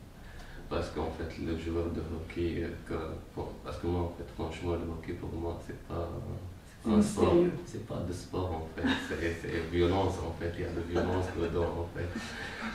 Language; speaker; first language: French; non-native, fluent; Arabic